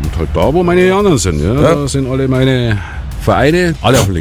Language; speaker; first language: German; native; German